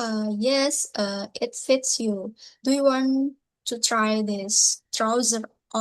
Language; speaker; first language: English; non-native, learner; Indonesian